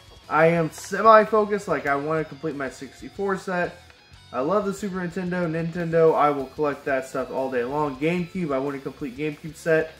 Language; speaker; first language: English; native; English